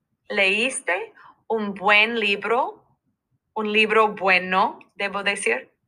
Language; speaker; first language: Spanish; non-native, fluent; English